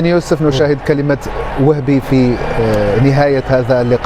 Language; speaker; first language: Arabic; native; Arabic